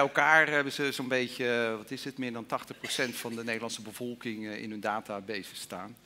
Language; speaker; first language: Dutch; native; Dutch